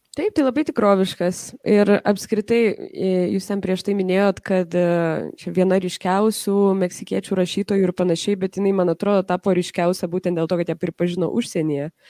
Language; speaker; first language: Lithuanian; early bilingual, heritage; Lithuanian